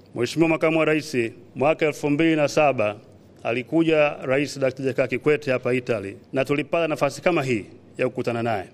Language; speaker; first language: Swahili; native; Swahili